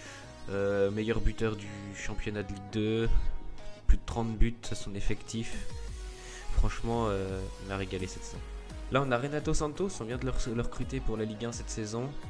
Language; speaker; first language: French; native; French